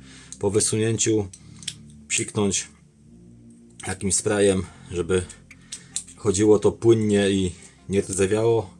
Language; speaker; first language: Polish; native; Polish